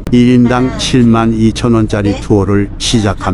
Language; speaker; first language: Korean; native; Korean